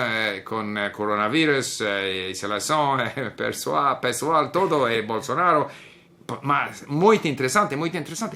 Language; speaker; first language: Portuguese; non-native, learner; English